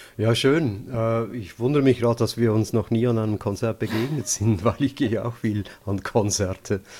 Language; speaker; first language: German; native; German